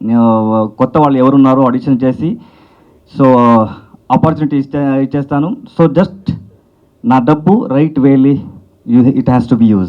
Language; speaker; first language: Telugu; non-native, learner; Kannada